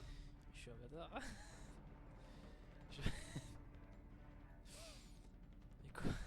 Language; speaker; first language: French; native; French